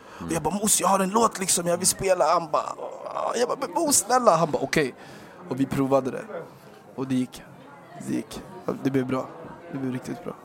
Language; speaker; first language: Swedish; native; Swedish